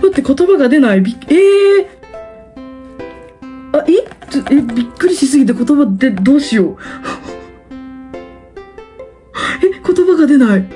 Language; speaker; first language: Japanese; native; Japanese